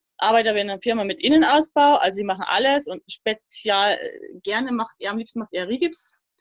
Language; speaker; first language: German; native; German